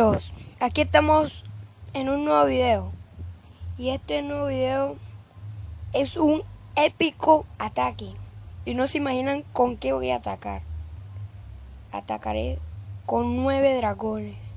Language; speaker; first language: Spanish; native; Spanish